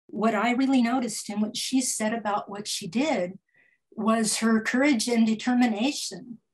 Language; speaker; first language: English; early bilingual, other home language; Spanish